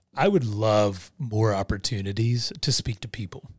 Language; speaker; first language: English; native; English